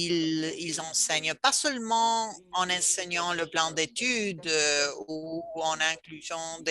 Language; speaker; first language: French; non-native, fluent; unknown